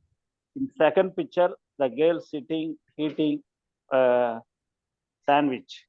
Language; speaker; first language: English; non-native, learner; Tamil